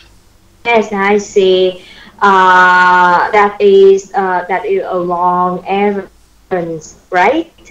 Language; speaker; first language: English; non-native, learner; Vietnamese